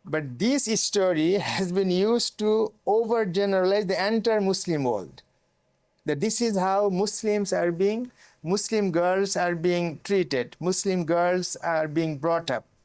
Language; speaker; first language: English; non-native, local second language; Bangla